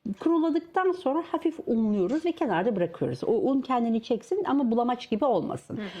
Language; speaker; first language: Turkish; native; Turkish